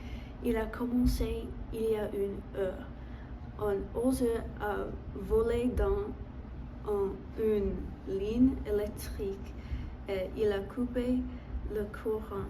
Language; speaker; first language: French; non-native, learner; English